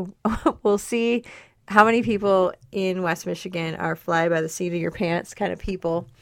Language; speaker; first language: English; native; English